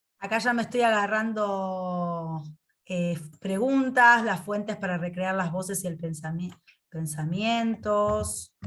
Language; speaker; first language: Spanish; native; Spanish